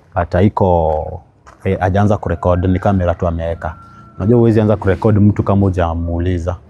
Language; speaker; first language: Swahili; native; Swahili